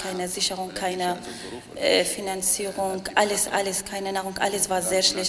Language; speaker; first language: German; non-native, learner; Arabic